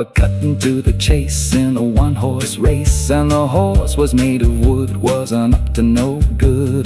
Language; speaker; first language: English; native; English